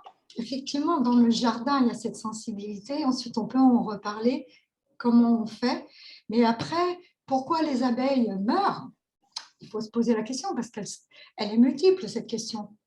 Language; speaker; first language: French; native; French